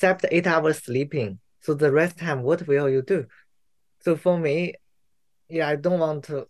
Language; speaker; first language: English; non-native, learner; Chinese